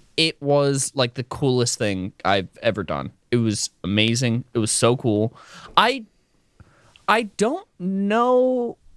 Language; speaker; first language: English; native; English